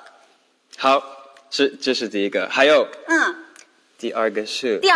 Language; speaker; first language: Chinese; non-native, learner; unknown